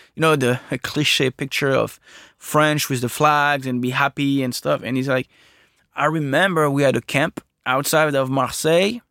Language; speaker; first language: English; non-native, fluent; French